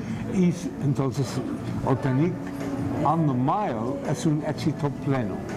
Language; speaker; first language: Spanish; non-native, fluent; English